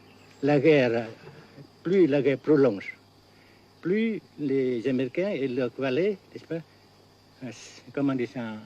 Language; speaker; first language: French; non-native, fluent; Vietnamese